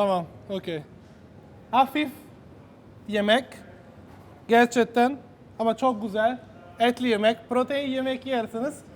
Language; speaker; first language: Turkish; non-native, learner; Italian